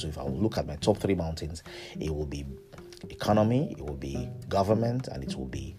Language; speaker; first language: English; non-native, local second language; Yoruba